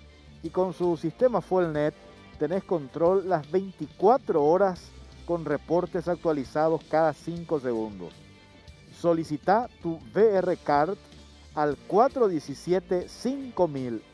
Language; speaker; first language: Spanish; native; Spanish